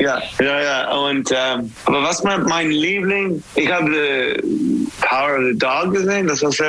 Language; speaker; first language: German; non-native, learner; English